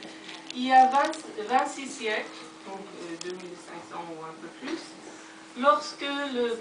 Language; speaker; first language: French; non-native, fluent; Persian